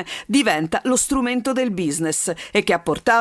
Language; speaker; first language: Italian; native; Italian